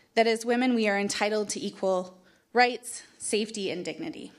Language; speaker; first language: English; native; English